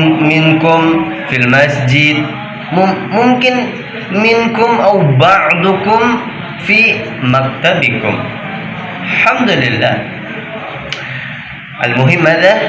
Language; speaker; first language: Arabic; non-native, fluent; Indonesian